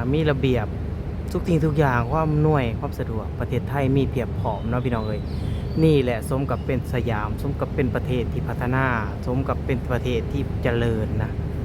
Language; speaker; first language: Thai; native; Thai